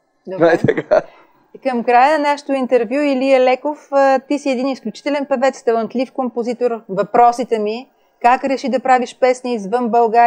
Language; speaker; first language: Bulgarian; native; Bulgarian